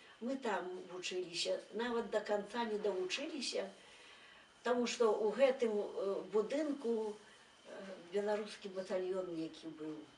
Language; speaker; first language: Belarusian; native; Belarusian